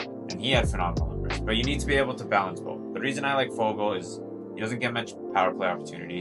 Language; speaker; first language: English; native; English